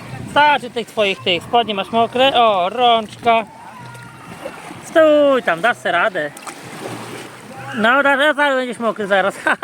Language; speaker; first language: Polish; native; Polish